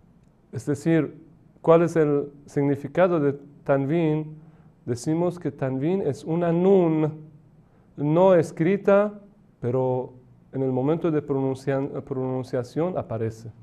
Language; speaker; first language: Spanish; non-native, fluent; Persian